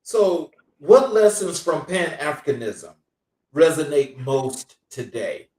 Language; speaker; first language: English; native; English